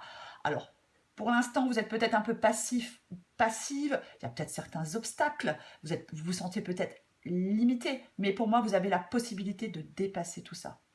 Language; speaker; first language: French; native; French